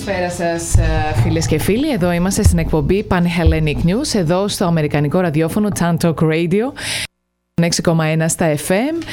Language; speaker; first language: Greek; native; Greek